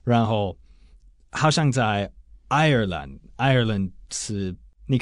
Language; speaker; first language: Chinese; non-native, fluent; English